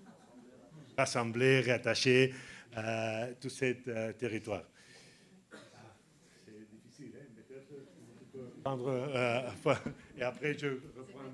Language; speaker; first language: French; non-native, learner; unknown